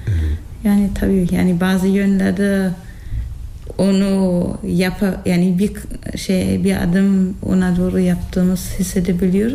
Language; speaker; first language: Turkish; non-native, fluent; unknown